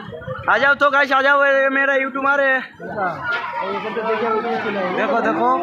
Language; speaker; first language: Hindi; non-native, learner; Bangla